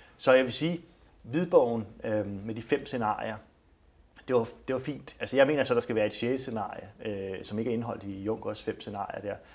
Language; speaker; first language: Danish; native; Danish